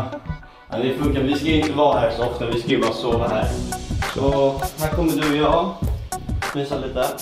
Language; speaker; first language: Swedish; native; Swedish